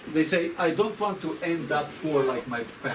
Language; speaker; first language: English; non-native, fluent; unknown